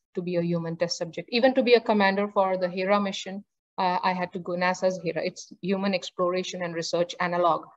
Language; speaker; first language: English; non-native, local second language; Marathi